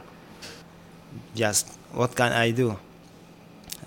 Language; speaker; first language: English; non-native, learner; Arabic